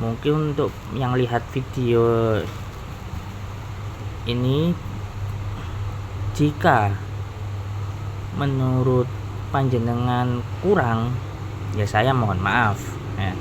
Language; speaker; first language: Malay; non-native, local second language; Javanese